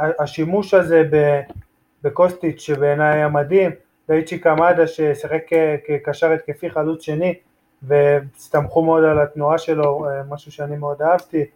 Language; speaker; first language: Hebrew; native; Hebrew